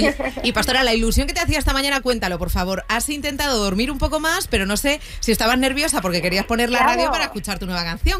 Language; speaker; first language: Spanish; native; Spanish